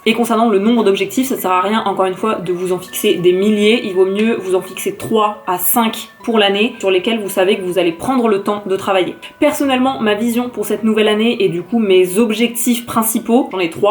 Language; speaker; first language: French; native; French